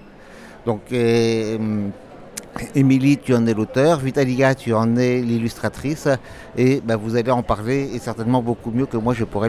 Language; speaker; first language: French; native; French